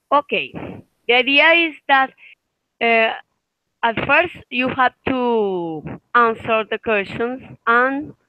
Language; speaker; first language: English; non-native, fluent; Spanish